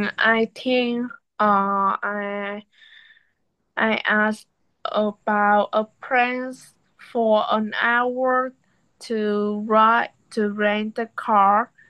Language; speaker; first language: English; non-native, learner; Vietnamese